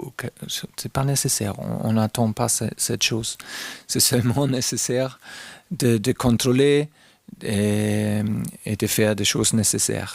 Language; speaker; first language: French; non-native, fluent; German